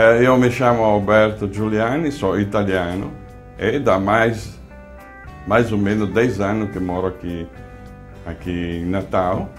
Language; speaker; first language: Portuguese; non-native, fluent; Italian